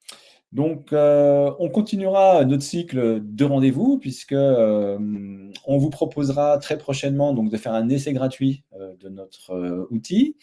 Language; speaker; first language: French; native; French